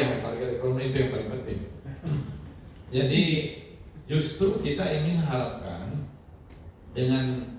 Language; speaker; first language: Indonesian; native; Indonesian